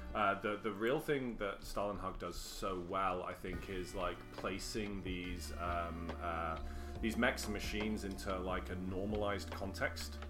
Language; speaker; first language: English; native; English